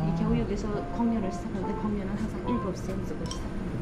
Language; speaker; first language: Korean; native; Korean